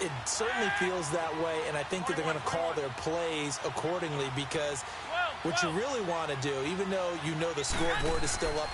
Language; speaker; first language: English; native; English